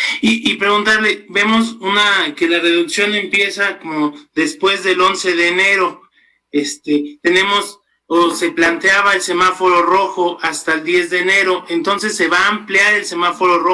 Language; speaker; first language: Spanish; native; Spanish